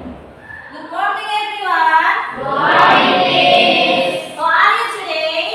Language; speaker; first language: English; non-native, learner; Indonesian